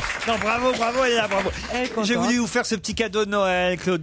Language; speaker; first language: French; native; French